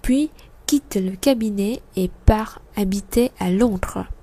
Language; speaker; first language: French; non-native, fluent; Vietnamese